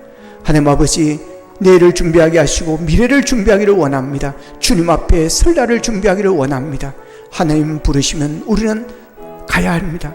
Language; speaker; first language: Korean; native; Korean